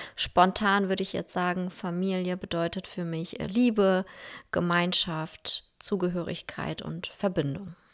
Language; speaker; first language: German; early bilingual, heritage; Russian